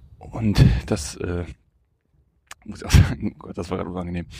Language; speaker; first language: German; native; German